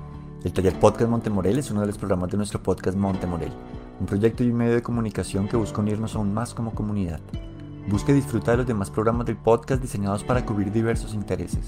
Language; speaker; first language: Spanish; native; Spanish